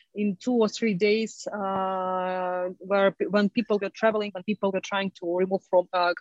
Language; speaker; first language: English; non-native, fluent; Ukrainian